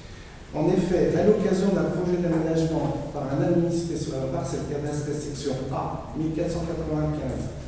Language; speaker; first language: French; native; French